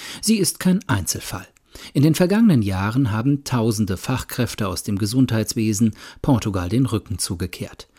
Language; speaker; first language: German; native; German